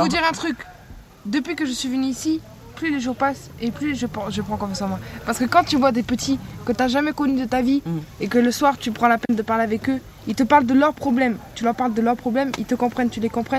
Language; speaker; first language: French; native; French